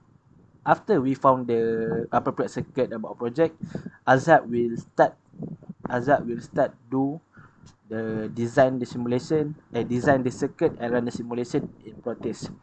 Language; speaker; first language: English; non-native, learner; Malay